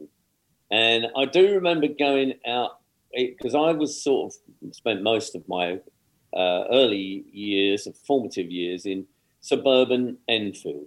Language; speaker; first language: English; native; English